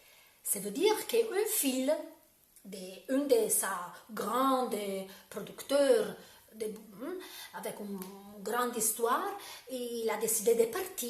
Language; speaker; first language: French; non-native, learner; Italian